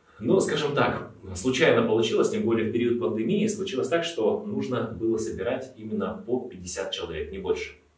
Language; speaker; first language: Russian; native; Russian